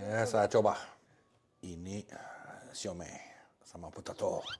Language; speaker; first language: Indonesian; non-native, learner; French